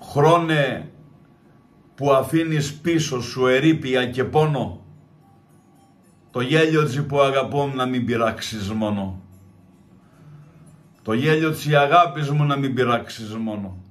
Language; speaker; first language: Greek; native; Greek